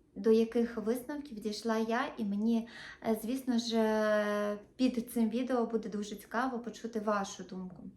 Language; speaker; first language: Ukrainian; non-native, local second language; Russian